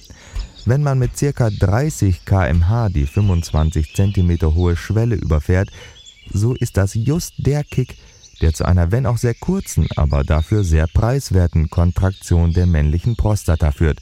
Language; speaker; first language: German; native; German